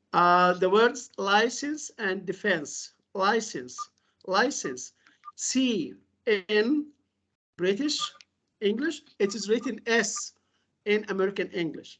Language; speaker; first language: English; non-native, fluent; Arabic